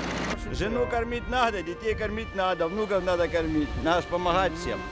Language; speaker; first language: Russian; native; Russian